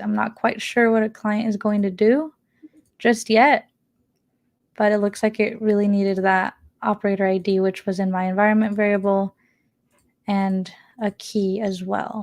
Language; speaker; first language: English; native; English